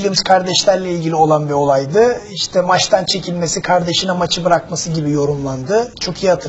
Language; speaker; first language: Turkish; native; Turkish